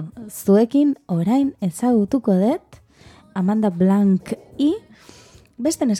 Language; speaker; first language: Basque; non-native, learner; Spanish